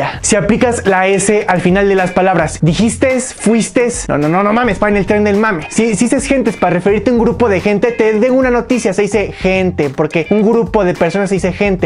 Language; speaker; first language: Spanish; native; Spanish